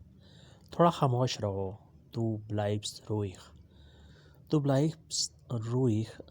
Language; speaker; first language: German; non-native, learner; Urdu